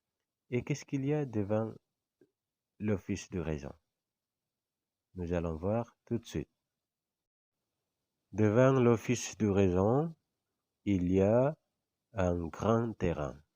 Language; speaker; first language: French; non-native, fluent; Indonesian